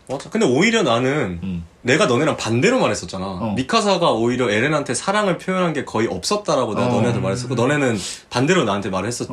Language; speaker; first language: Korean; native; Korean